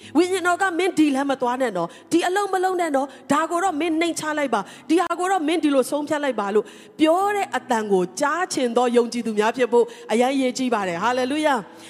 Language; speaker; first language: Burmese; non-native, local second language; Tedim Chin